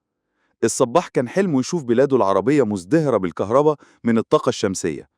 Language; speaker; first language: Arabic; native; Arabic